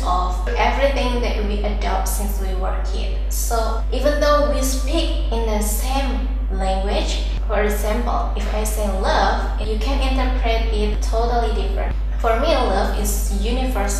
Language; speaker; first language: English; non-native, fluent; Indonesian